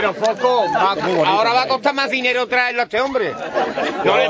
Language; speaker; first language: Spanish; native; Spanish